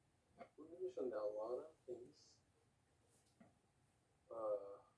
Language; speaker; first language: English; non-native, learner; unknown